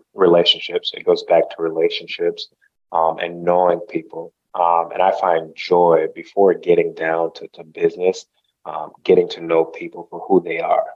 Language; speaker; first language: English; early bilingual, other home language; Haitian Creole